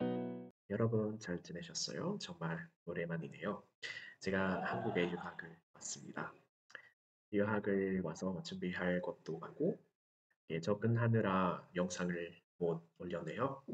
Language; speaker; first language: Korean; non-native, fluent; Burmese